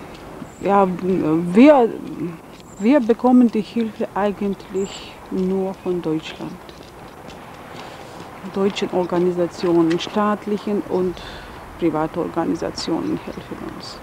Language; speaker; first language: German; non-native, fluent; Georgian